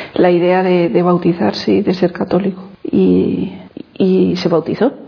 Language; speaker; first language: Spanish; native; Spanish